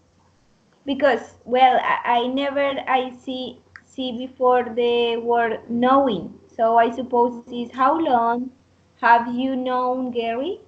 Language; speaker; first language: English; non-native, learner; Spanish